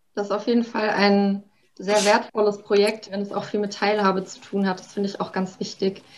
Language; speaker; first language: German; native; German